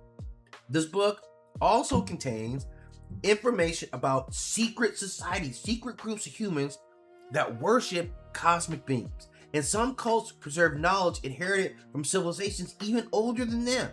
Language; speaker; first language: English; native; English